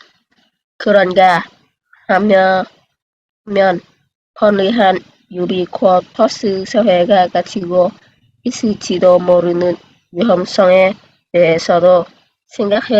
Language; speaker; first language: Korean; non-native, learner; Vietnamese